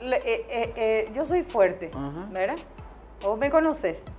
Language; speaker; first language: Spanish; native; Spanish